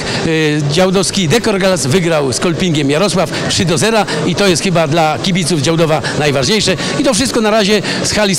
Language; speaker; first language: Polish; native; Polish